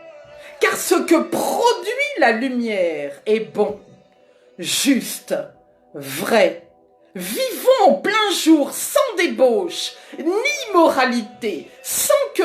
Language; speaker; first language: French; native; French